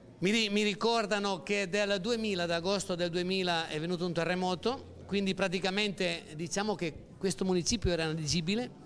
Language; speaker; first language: Italian; native; Italian